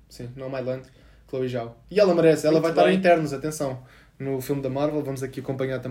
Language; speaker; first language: Portuguese; native; Portuguese